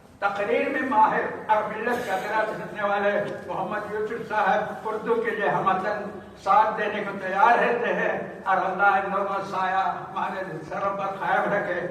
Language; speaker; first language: Urdu; native; Urdu